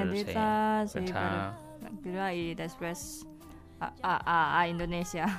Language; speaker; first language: Catalan; non-native, learner; Indonesian